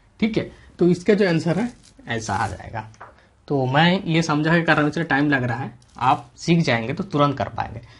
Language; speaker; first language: Hindi; non-native, local second language; Bangla